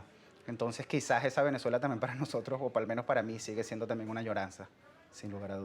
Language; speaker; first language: Spanish; native; Spanish